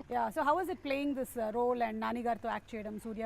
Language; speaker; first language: Telugu; native; Telugu